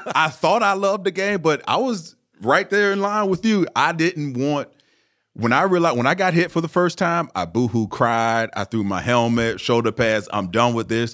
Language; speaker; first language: English; native; English